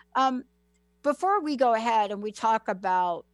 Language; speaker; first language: English; native; English